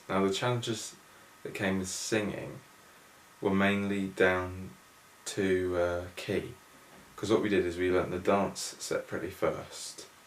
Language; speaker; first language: English; native; English